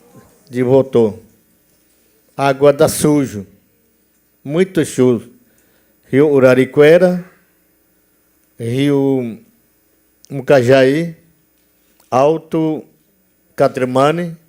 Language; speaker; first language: Portuguese; non-native, local second language; Yanomámi